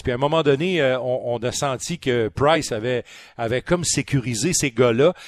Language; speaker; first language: French; native; French